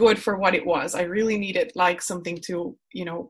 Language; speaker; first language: English; non-native, fluent; Spanish